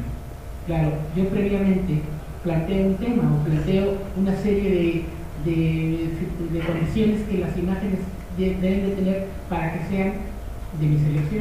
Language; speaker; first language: Spanish; native; Spanish